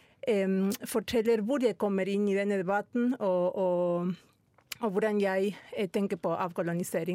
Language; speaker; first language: Norwegian; non-native, fluent; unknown